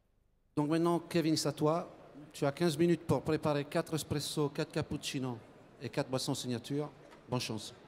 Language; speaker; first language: French; native; French